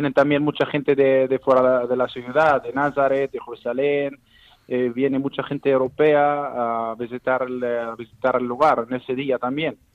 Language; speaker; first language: Spanish; non-native, learner; Arabic